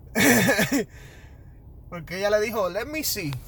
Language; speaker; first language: Spanish; native; Spanish